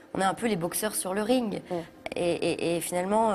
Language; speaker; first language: French; native; French